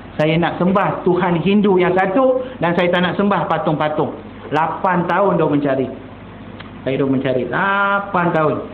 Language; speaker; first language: Malay; non-native, local second language; Tamil